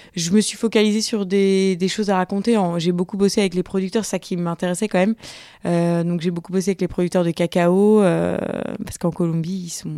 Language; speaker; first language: French; native; French